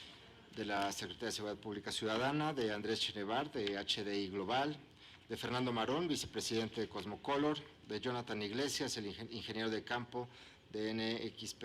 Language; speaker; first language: Spanish; native; Spanish